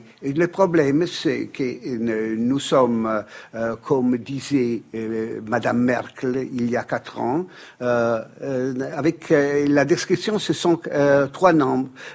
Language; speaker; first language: French; non-native, fluent; Italian